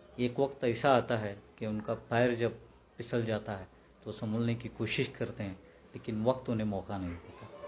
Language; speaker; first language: Hindi; non-native, local second language; Urdu